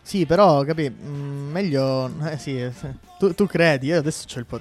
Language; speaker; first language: Italian; native; Italian